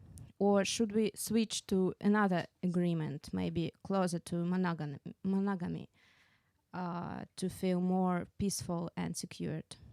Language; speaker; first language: English; non-native, fluent; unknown